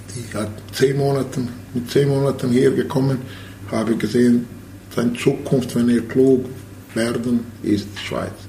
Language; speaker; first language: German; non-native, learner; Bosnian